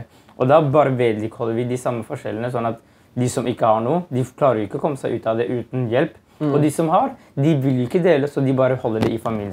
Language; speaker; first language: Norwegian; native; Norwegian